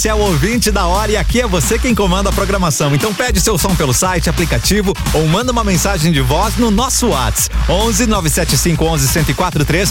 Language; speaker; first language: Portuguese; native; Portuguese